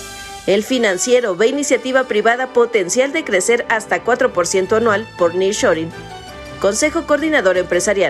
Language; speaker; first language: Spanish; native; Spanish